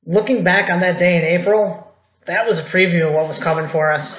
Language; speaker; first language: English; native; English